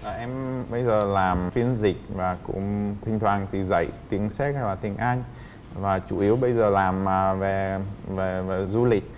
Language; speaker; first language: Vietnamese; non-native, fluent; Czech